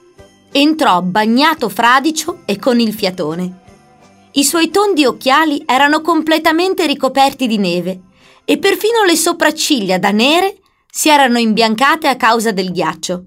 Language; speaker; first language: Italian; native; Italian